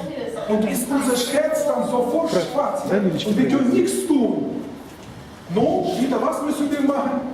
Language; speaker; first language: German; non-native, fluent; Russian